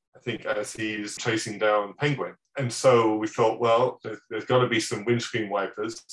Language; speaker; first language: English; native; English